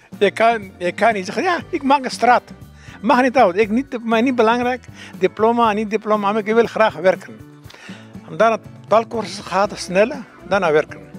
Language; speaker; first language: Dutch; non-native, learner; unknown